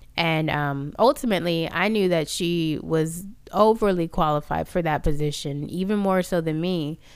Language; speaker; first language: English; native; English